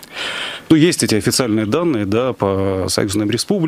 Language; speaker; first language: Russian; native; Russian